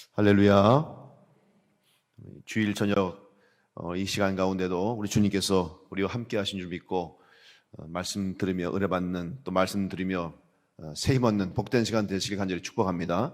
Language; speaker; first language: Korean; native; Korean